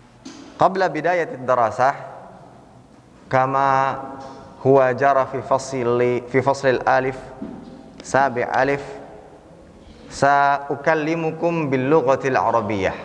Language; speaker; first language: Arabic; non-native, fluent; Indonesian